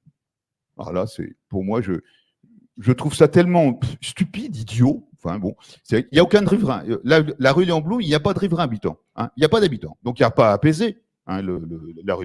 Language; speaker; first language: French; native; French